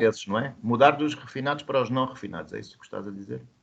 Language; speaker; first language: Portuguese; native; Portuguese